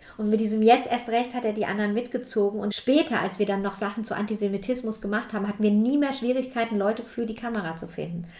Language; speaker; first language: German; native; German